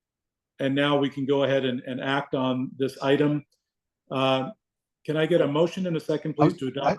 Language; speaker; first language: English; native; English